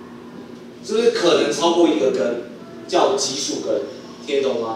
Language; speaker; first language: Chinese; native; Chinese